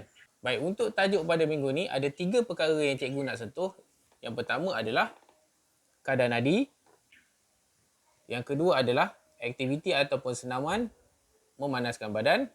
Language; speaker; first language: Malay; native; Malay